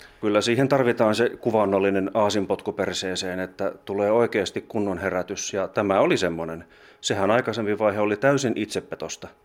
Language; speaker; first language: Finnish; native; Finnish